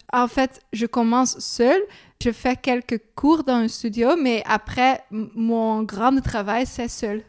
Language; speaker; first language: French; non-native, learner; Dutch